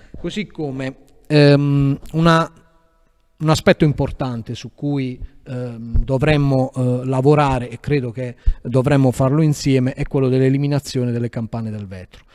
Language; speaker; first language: Italian; native; Italian